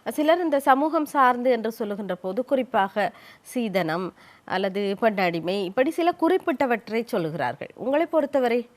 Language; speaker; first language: Tamil; native; Tamil